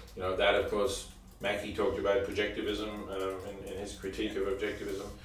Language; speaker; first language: English; native; English